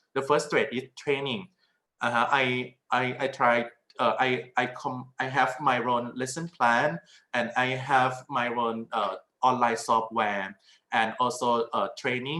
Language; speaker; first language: English; non-native, fluent; Thai